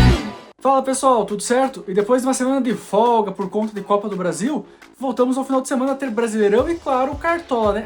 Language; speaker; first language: Portuguese; native; Portuguese